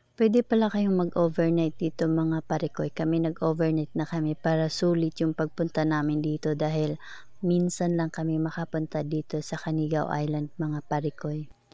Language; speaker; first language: Filipino; non-native, local second language; Cebuano